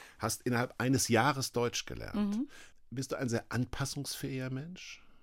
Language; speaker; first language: German; native; German